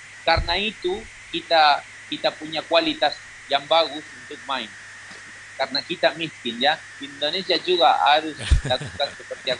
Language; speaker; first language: Indonesian; non-native, learner; Spanish